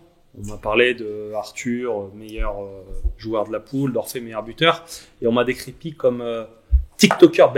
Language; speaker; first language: French; native; French